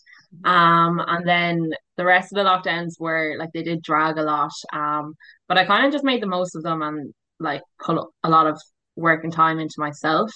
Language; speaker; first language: English; native; English